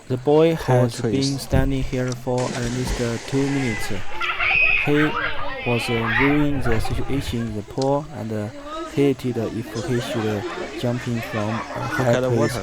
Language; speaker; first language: English; non-native, fluent; Chinese